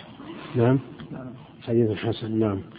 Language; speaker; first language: Arabic; native; Arabic